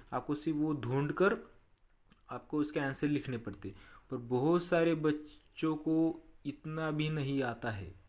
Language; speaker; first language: Hindi; non-native, local second language; Marathi